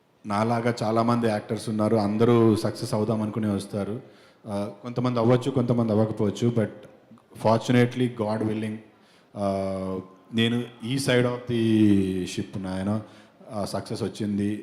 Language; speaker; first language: Telugu; native; Telugu